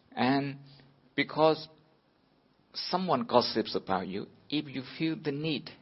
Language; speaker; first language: English; non-native, fluent; Burmese